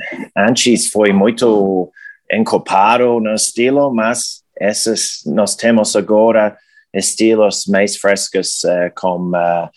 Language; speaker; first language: Portuguese; non-native, learner; English